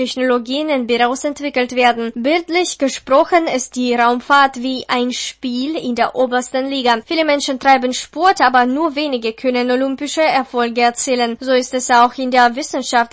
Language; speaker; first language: German; non-native, fluent; Russian